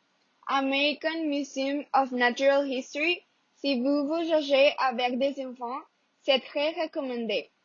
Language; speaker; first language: French; non-native, learner; Spanish